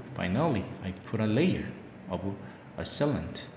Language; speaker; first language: English; non-native, fluent; Korean